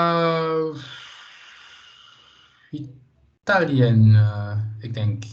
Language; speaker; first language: Dutch; non-native, learner; Portuguese